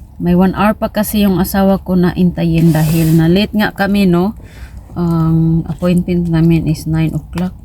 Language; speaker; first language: Filipino; non-native, local second language; Cebuano